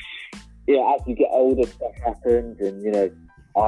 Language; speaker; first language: English; native; English